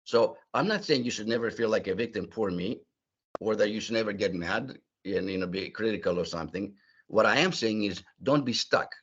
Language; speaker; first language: English; early bilingual, other home language; Greek